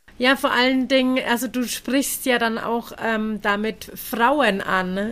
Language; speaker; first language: German; native; German